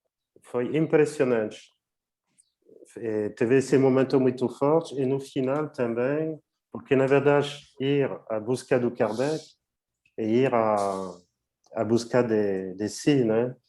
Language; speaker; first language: Portuguese; non-native, fluent; French